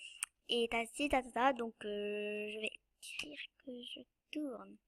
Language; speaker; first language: French; non-native, local second language; Arabic